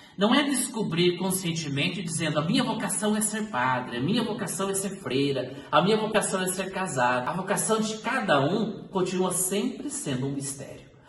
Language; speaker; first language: Portuguese; native; Portuguese